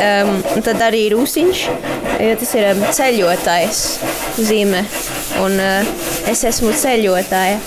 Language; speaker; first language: Latvian; non-native, learner; English